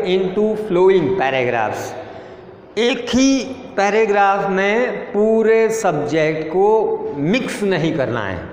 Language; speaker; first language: Hindi; non-native, local second language; Gujarati